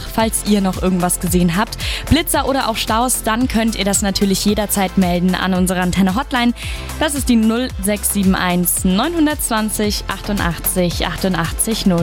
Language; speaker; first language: German; native; German